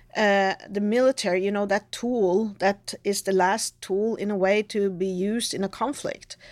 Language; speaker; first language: English; non-native, fluent; Norwegian